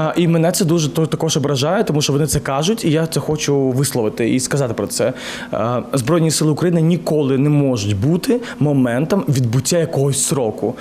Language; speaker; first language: Ukrainian; native; Ukrainian